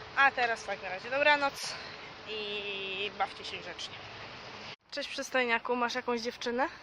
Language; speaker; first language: Polish; native; Polish